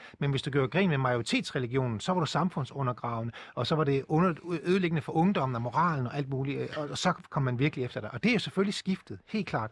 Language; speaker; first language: Danish; native; Danish